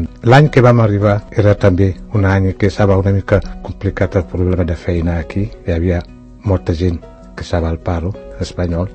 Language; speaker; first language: Catalan; non-native, fluent; Wolof